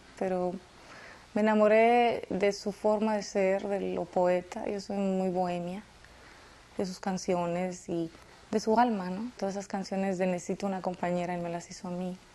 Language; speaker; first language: Spanish; native; Spanish